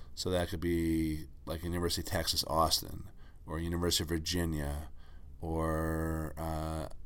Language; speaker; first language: English; native; English